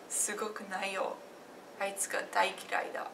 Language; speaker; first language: Japanese; non-native, learner; English